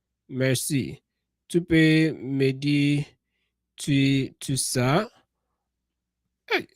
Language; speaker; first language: French; non-native, learner; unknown